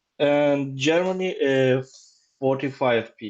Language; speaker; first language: English; non-native, learner; Ukrainian